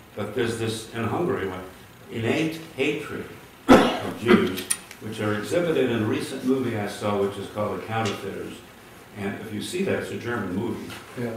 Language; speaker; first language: English; early bilingual, other home language; Hungarian